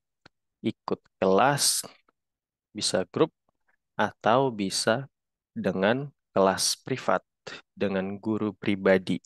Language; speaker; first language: Indonesian; native; Indonesian